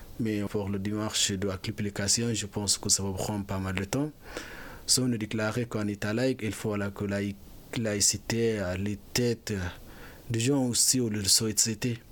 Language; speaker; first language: French; non-native, fluent; Arabic